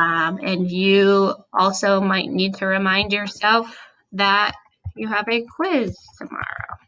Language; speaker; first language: English; native; English